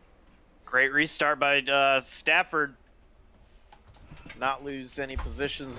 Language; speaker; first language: English; native; English